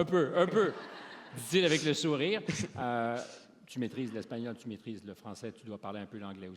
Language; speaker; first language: French; native; French